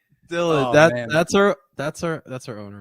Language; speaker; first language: English; native; English